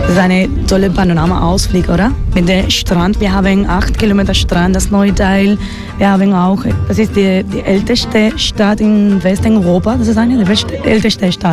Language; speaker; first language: German; non-native, learner; Spanish